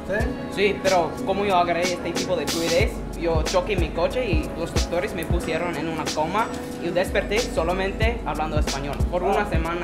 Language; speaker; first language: Spanish; non-native, fluent; English